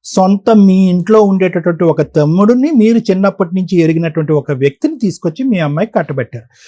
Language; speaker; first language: Telugu; native; Telugu